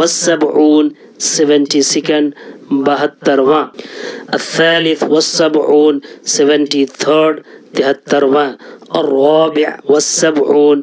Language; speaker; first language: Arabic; non-native, fluent; Urdu